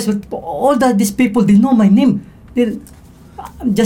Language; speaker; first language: English; non-native, local second language; Cebuano